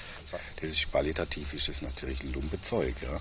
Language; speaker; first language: German; native; German